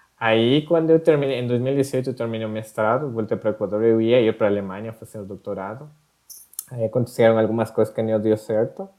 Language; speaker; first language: Portuguese; non-native, fluent; Spanish